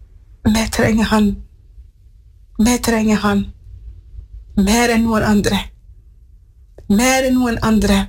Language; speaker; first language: Norwegian; non-native, fluent; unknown